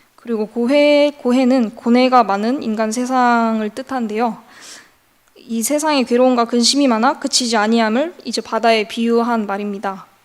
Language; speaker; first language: Korean; native; Korean